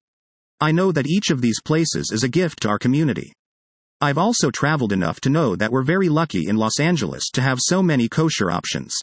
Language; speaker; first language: English; early bilingual, other home language; Persian